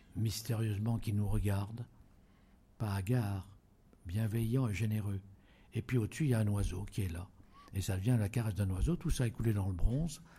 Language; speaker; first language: French; native; French